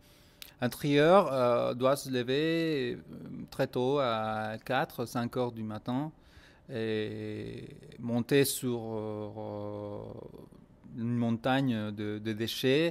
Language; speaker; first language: French; non-native, fluent; Spanish